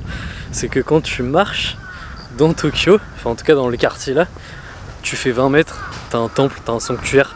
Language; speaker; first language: French; native; French